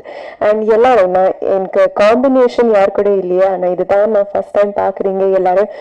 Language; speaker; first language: Tamil; non-native, fluent; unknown